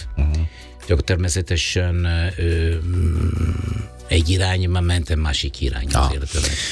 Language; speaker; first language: Hungarian; non-native, fluent; Italian